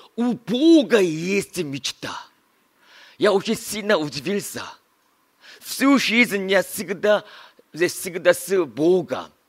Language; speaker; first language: Russian; non-native, learner; Korean